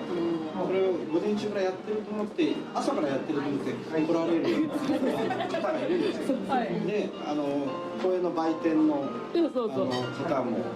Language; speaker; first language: Japanese; native; Japanese